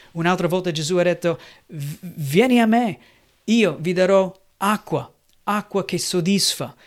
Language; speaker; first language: Italian; non-native, fluent; English